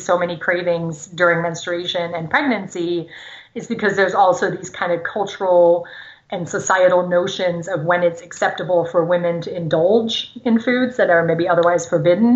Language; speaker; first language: English; non-native, fluent; German